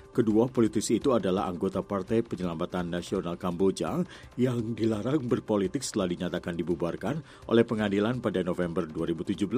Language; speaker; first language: Indonesian; native; Indonesian